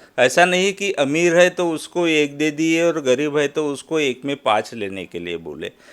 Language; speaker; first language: Hindi; non-native, local second language; Marathi